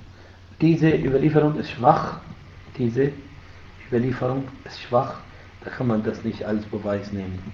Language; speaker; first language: German; non-native, fluent; Arabic